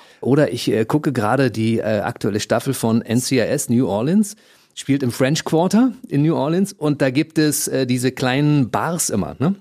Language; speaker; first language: German; native; German